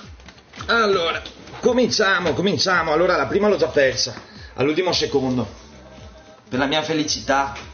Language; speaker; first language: Italian; native; Italian